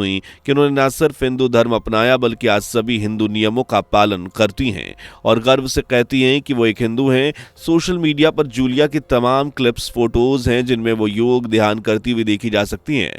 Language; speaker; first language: Hindi; native; Hindi